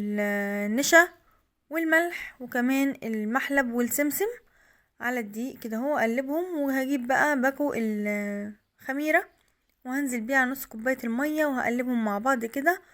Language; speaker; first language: Arabic; native; Arabic